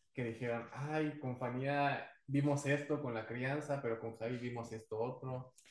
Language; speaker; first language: Spanish; native; Spanish